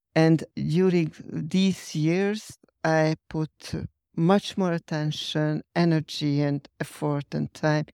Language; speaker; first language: English; non-native, fluent; Hungarian